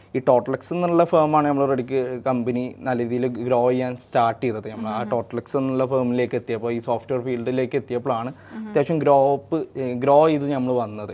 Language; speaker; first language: Malayalam; native; Malayalam